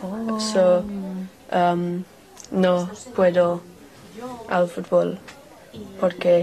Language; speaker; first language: Spanish; non-native, learner; English